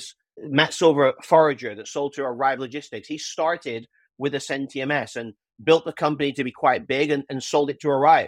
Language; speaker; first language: English; native; English